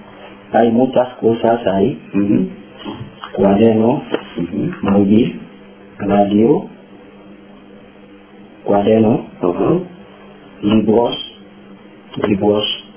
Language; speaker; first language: Spanish; non-native, learner; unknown